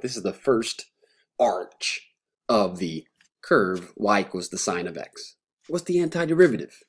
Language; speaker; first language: English; native; English